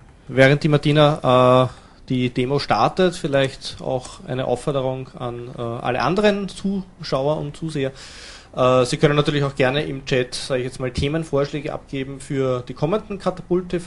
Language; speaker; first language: German; native; German